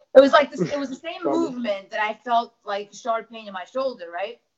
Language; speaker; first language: English; early bilingual, other home language; Russian